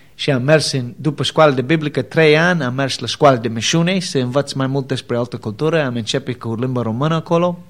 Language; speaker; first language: Romanian; non-native, learner; English